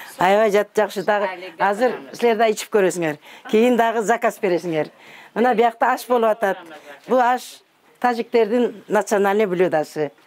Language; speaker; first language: Kyrgyz; non-native, local second language; Tajik